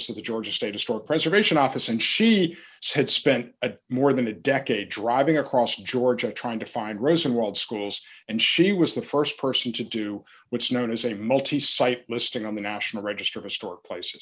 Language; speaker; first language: English; native; English